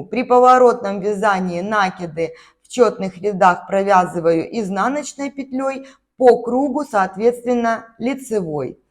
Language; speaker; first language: Russian; native; Russian